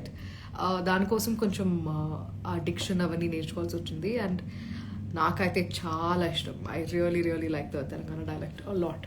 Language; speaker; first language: Telugu; non-native, local second language; Malayalam